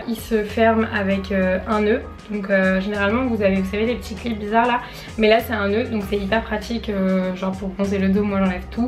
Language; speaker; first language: French; native; French